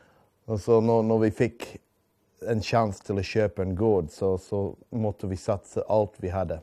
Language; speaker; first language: Norwegian; non-native, fluent; English